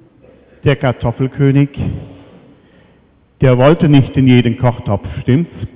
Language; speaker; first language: German; native; German